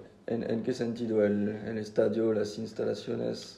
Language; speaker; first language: Spanish; non-native, fluent; French